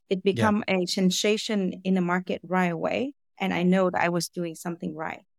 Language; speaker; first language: English; non-native, fluent; Vietnamese